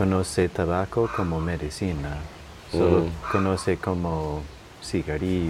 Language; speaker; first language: Spanish; non-native, fluent; English